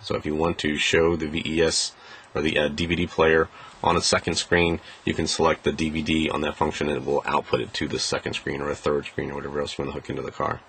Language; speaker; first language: English; native; English